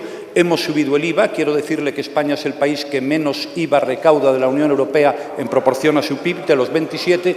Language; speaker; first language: Spanish; native; Spanish